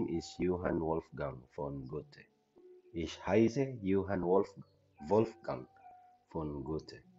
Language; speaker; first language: German; non-native, learner; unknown